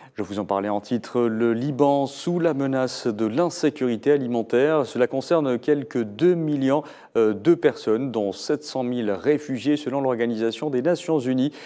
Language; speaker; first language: French; non-native, local second language; Arabic